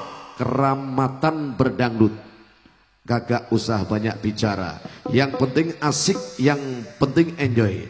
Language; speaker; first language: Indonesian; non-native, local second language; Javanese